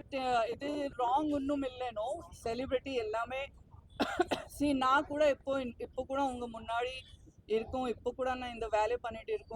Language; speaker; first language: Tamil; non-native, fluent; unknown